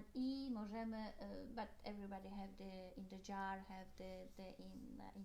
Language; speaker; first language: English; non-native, learner; Polish